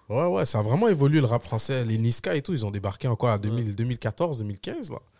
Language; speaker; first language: French; early bilingual, other home language; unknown